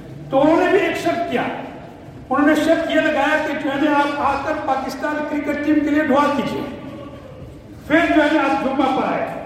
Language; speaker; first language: Urdu; non-native, fluent; English